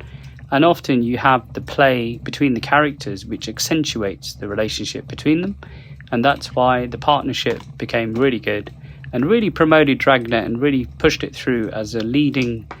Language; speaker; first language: English; native; English